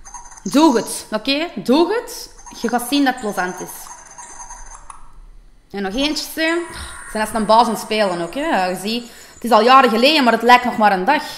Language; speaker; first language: Dutch; native; Dutch